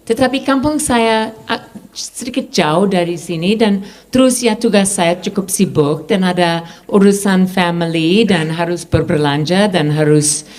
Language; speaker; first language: Indonesian; non-native, fluent; English